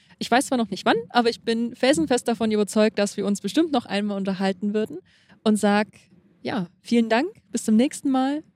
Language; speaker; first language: German; native; German